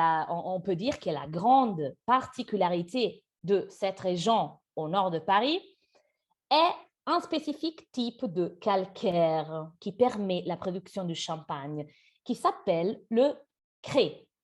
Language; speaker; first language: French; non-native, fluent; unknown